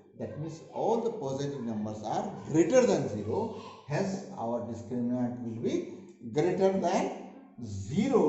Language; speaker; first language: English; non-native, local second language; Hindi